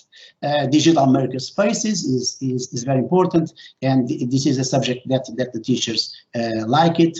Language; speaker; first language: English; non-native, fluent; Portuguese